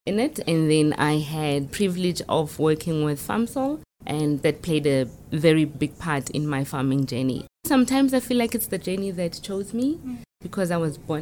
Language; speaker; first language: English; non-native, local second language; Tswana